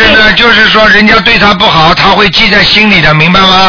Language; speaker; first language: Chinese; native; Chinese